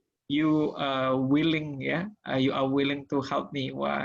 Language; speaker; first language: English; non-native, learner; Indonesian